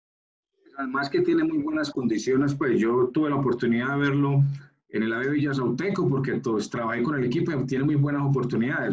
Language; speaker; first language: Spanish; native; Spanish